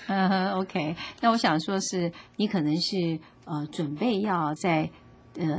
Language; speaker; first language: Chinese; native; Chinese